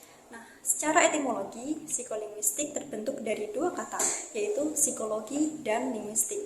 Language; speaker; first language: Indonesian; native; Indonesian